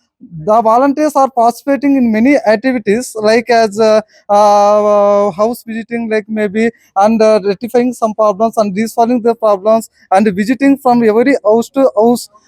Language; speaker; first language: English; non-native, local second language; Telugu